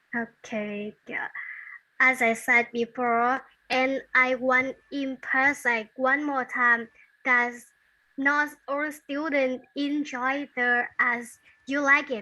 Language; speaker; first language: English; non-native, learner; Vietnamese